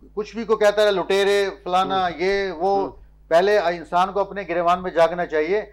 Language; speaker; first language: Urdu; native; Urdu